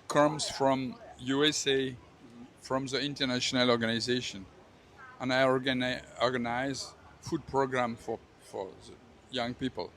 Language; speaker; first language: English; non-native, learner; French